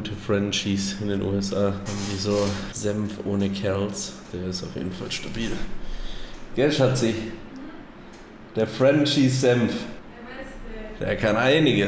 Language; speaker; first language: German; native; German